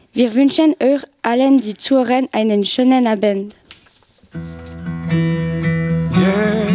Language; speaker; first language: German; non-native, learner; French